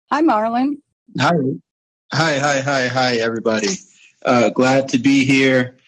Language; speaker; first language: English; native; English